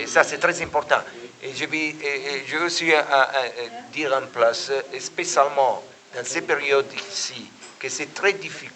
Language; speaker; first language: French; non-native, learner; Italian